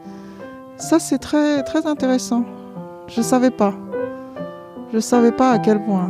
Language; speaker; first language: French; non-native, fluent; Vietnamese